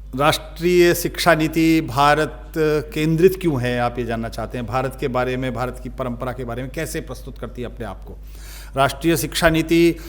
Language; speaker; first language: Hindi; native; Hindi